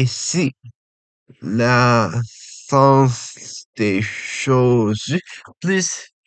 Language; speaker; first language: French; non-native, learner; Japanese